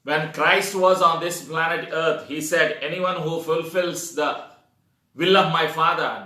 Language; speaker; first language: English; non-native, local second language; Telugu